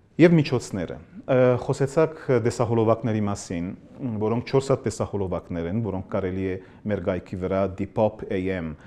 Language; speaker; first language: Armenian; early bilingual, heritage; Armenian